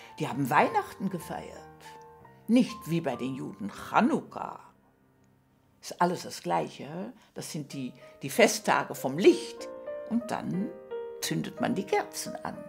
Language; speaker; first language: German; early bilingual, heritage; German